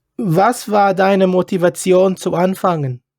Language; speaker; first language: German; non-native, learner; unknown